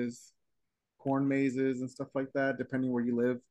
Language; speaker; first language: English; early bilingual, other home language; Spanish